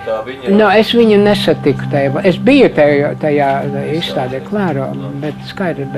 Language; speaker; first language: Latvian; early bilingual, heritage; Latvian